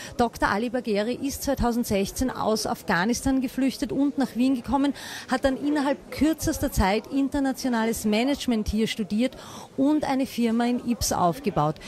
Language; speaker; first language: German; native; German